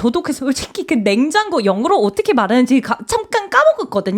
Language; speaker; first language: Korean; non-native, fluent; English